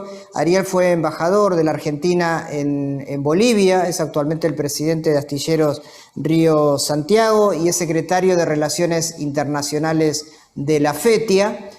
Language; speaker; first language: Spanish; native; Spanish